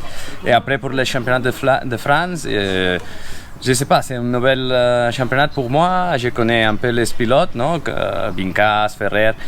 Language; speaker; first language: French; non-native, fluent; Spanish